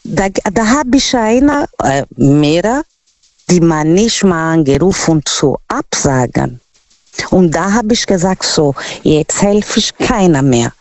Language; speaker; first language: German; non-native, learner; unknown